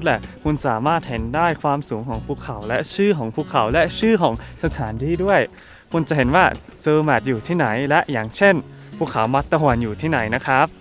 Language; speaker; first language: Thai; early bilingual, heritage; Thai